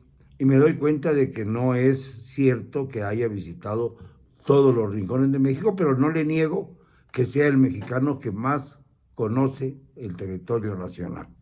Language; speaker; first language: Spanish; native; Spanish